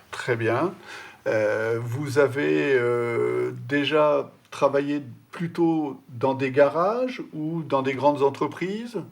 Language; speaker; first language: French; native; French